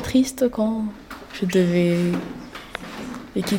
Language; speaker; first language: French; non-native, local second language; Malagasy